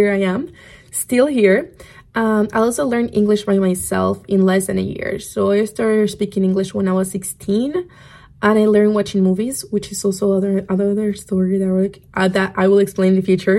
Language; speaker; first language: English; non-native, fluent; Spanish